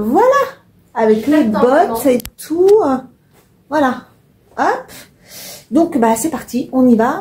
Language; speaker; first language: French; native; French